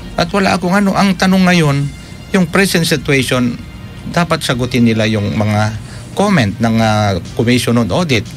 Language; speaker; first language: Filipino; non-native, local second language; Pangasinan